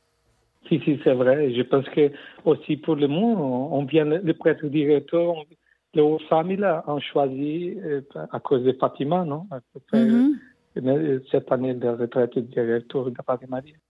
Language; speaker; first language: French; non-native, learner; Portuguese